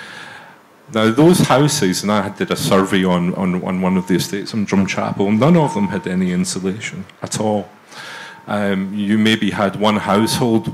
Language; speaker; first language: English; native; English